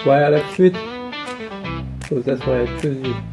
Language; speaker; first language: English; non-native, learner; Arabic